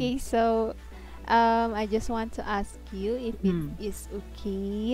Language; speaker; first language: English; non-native, fluent; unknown